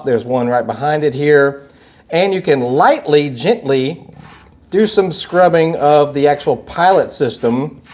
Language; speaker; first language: English; native; English